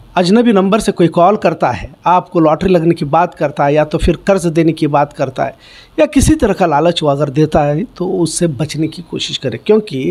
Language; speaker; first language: Hindi; non-native, local second language; Urdu